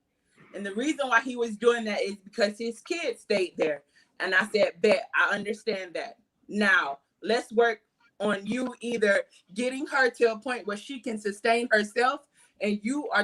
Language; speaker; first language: English; native; English